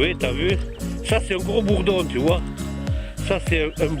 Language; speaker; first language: French; native; French